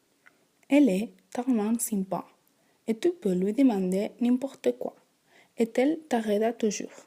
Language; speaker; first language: French; non-native, learner; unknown